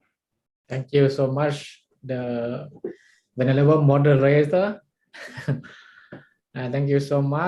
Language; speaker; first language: English; non-native, learner; Thai